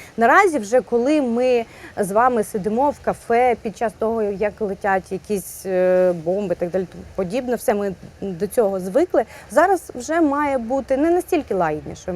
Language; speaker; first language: Ukrainian; non-native, local second language; Russian